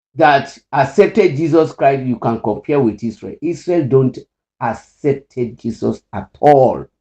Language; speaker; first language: English; non-native, local second language; Yoruba